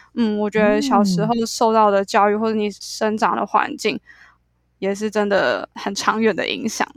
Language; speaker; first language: Chinese; native; Chinese